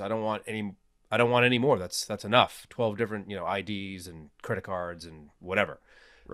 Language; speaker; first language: English; native; English